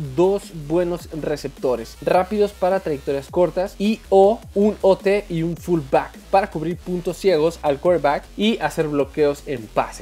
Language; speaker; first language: Spanish; native; Spanish